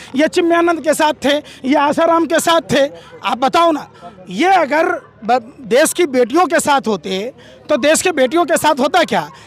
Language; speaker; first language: Hindi; native; Hindi